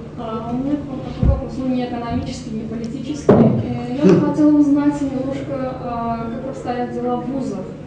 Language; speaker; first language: Russian; non-native, local second language; Azerbaijani